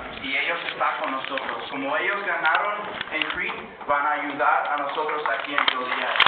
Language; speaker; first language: Spanish; early bilingual, heritage; Spanish